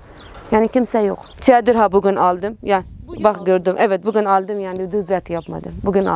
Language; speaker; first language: Turkish; non-native, learner; Arabic